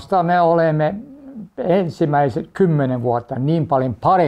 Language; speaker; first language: Finnish; non-native, fluent; English